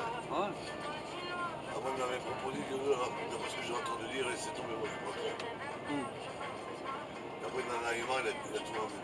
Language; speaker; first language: French; native; French